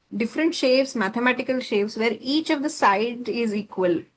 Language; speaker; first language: English; non-native, local second language; Marathi